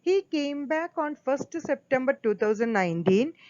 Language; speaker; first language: English; non-native, local second language; Malayalam